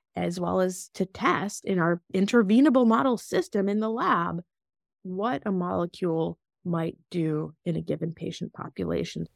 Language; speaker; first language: English; early bilingual, other home language; Russian